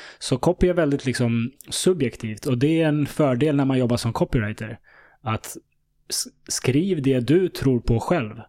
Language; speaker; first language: Swedish; early bilingual, other home language; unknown